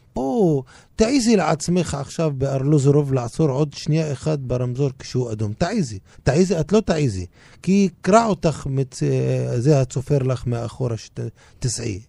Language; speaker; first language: Hebrew; non-native, local second language; Arabic